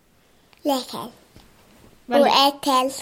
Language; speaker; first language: Swedish; early bilingual, other home language; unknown